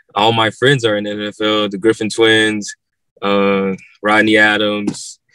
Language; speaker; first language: English; native; English